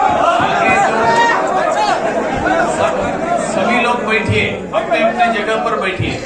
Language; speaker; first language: Hindi; non-native, local second language; Malayalam